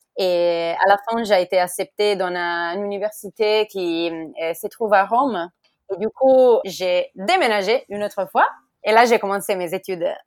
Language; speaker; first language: French; non-native, fluent; Italian